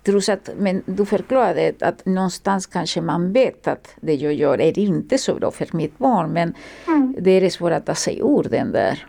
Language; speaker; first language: Swedish; non-native, fluent; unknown